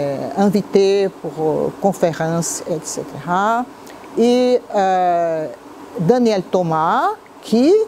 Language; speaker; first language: French; non-native, fluent; Portuguese